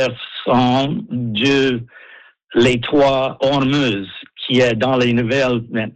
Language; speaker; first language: French; non-native, local second language; English